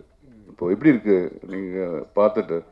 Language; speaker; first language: Tamil; non-native, learner; Malayalam